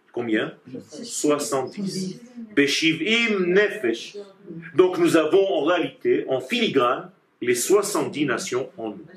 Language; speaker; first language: French; non-native, fluent; Hebrew